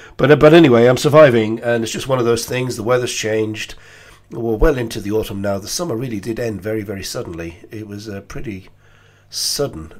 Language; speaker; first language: English; native; English